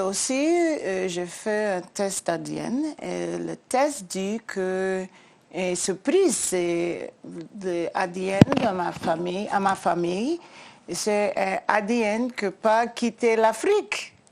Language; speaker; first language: French; non-native, learner; English